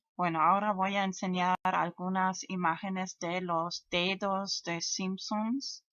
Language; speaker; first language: Spanish; non-native, learner; German